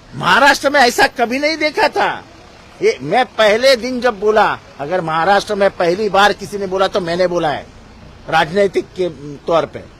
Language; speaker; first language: Hindi; non-native, local second language; Marathi